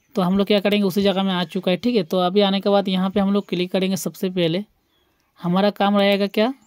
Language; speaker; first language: Hindi; non-native, local second language; Bangla